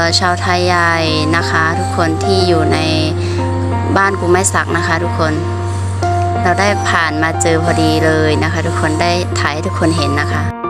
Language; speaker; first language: Thai; non-native, local second language; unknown